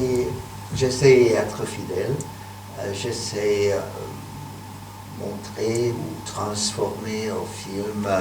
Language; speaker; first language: French; non-native, fluent; Hungarian